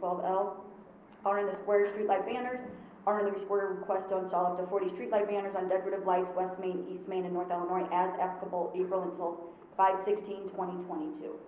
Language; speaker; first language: English; native; English